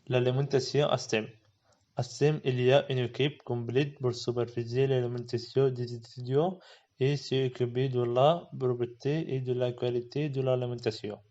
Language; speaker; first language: French; non-native, learner; Arabic